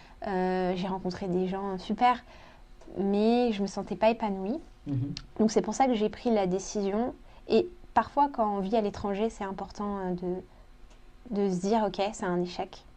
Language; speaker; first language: French; early bilingual, other home language; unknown